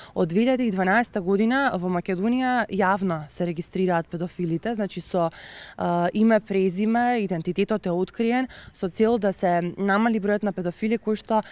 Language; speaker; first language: Macedonian; native; Macedonian